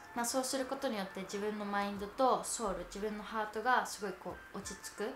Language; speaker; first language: Japanese; native; Japanese